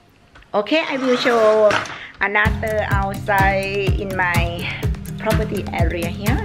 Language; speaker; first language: English; non-native, learner; Thai